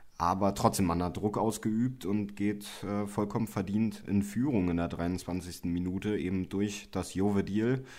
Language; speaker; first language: German; native; German